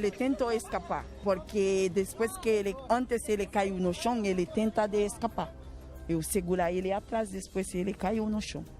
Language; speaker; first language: Portuguese; non-native, learner; Haitian Creole